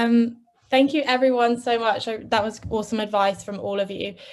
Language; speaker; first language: English; native; English